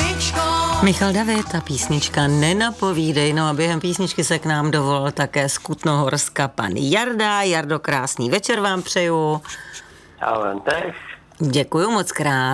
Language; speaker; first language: Czech; native; Czech